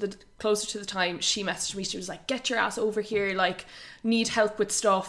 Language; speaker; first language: English; native; English